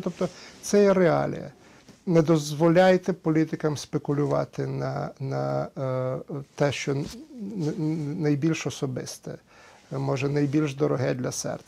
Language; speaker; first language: Ukrainian; early bilingual, heritage; Ukrainian